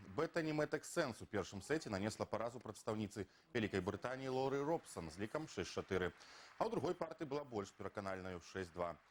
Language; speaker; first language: Belarusian; native; Belarusian